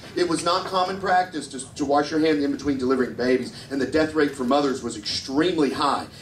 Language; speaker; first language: English; native; English